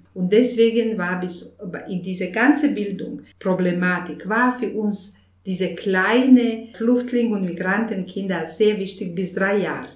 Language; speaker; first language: German; non-native, fluent; Bosnian